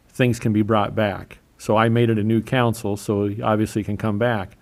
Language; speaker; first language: English; native; English